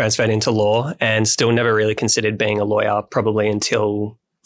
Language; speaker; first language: English; native; English